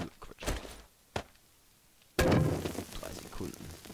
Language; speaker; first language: German; native; German